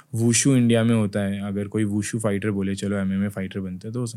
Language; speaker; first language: Hindi; native; Hindi